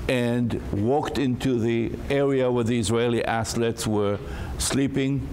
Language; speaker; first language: English; non-native, fluent; Hebrew